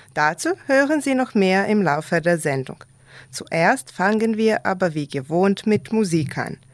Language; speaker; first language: German; non-native, fluent; Serbian